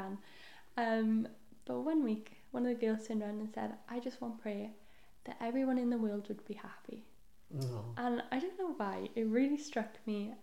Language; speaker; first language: English; non-native, local second language; Welsh